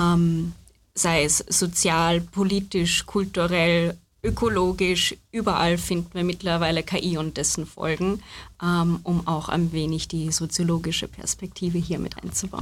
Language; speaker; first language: German; native; German